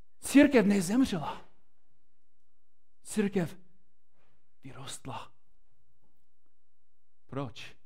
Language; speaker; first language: Czech; non-native, fluent; English